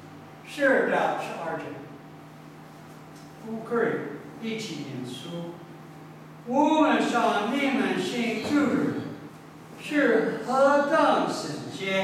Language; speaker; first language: Chinese; non-native, learner; English